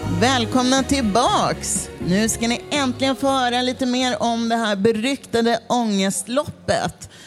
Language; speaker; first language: Swedish; native; Swedish